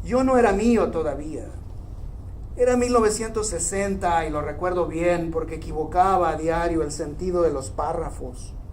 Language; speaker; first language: Spanish; early bilingual, heritage; Spanish